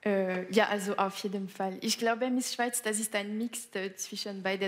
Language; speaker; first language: German; non-native, local second language; French